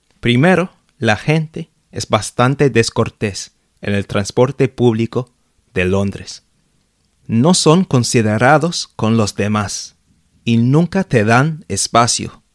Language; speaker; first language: Spanish; non-native, fluent; English